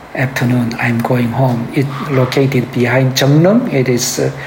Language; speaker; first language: English; early bilingual, other home language; Korean